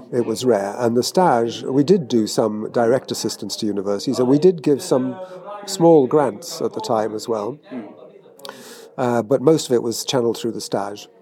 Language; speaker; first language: English; native; English